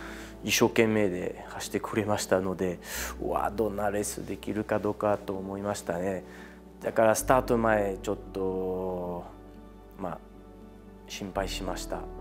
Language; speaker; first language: Japanese; non-native, fluent; French